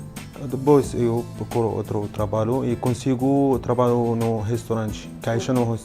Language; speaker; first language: Portuguese; non-native, learner; Arabic